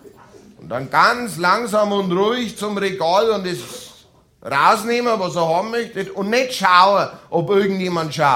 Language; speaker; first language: German; native; German